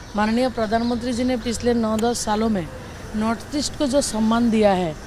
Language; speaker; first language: Hindi; non-native, local second language; Bangla